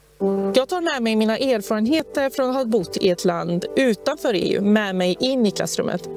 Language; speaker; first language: Swedish; early bilingual, other home language; Albanian